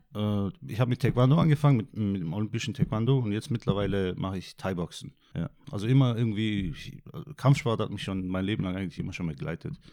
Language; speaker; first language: German; non-native, fluent; Turkish